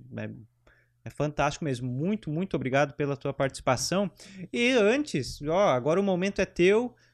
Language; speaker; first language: Portuguese; native; Portuguese